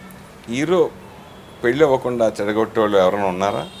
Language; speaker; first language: Telugu; native; Telugu